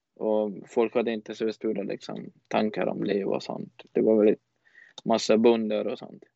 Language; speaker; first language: Swedish; non-native, fluent; Persian